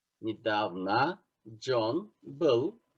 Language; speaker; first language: Russian; non-native, fluent; Turkish